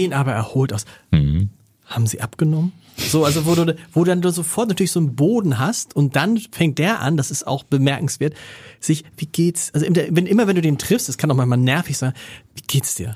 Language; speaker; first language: German; native; German